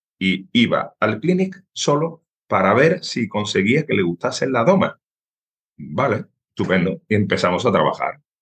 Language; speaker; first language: Spanish; native; Spanish